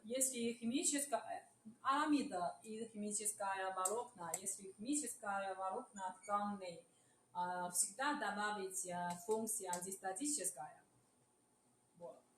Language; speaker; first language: Russian; non-native, learner; Chinese